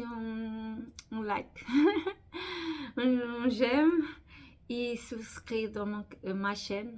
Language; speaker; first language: French; non-native, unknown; Portuguese